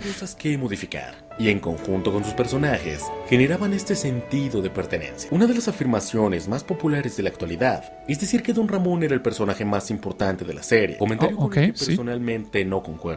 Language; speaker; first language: Spanish; native; Spanish